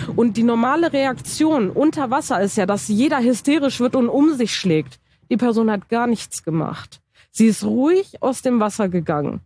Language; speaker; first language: German; early bilingual, other home language; Turkish